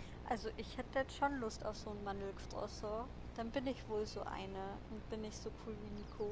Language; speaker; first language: German; native; German